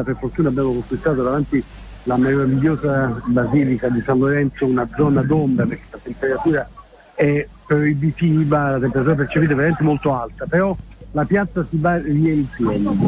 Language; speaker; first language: Italian; native; Italian